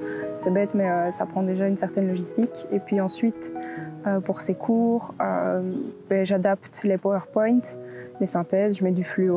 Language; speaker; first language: French; native; French